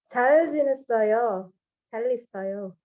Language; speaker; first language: Korean; non-native, learner; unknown